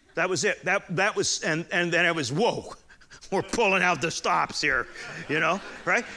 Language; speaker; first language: English; native; English